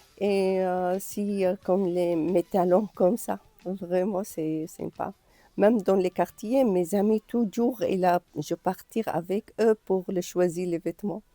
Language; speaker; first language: French; non-native, learner; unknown